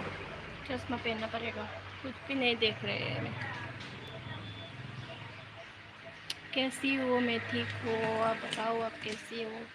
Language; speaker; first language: Hindi; non-native, local second language; Kok Borok